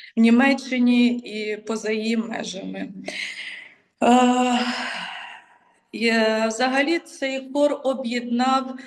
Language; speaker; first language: Ukrainian; native; Ukrainian